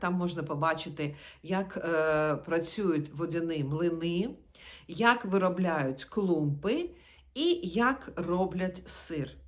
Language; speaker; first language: Ukrainian; non-native, local second language; Russian